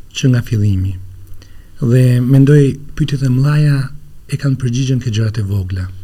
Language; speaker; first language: Albanian; native; Albanian